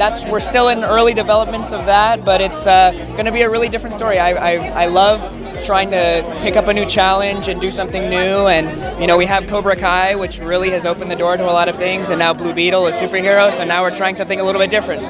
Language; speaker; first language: English; native; English